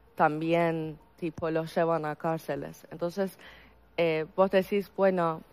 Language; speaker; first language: Spanish; non-native, fluent; Persian